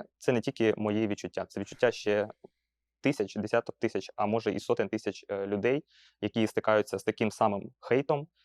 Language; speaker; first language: Ukrainian; non-native, local second language; Russian